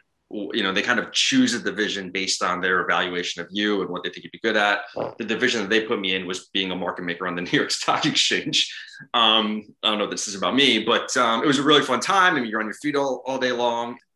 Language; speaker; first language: English; native; English